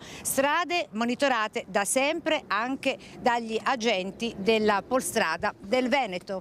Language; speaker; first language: Italian; native; Italian